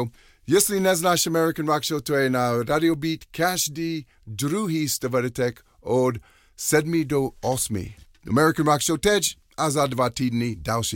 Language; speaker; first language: Czech; non-native, learner; English